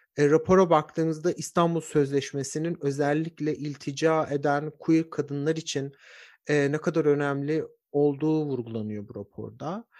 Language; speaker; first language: Turkish; native; Turkish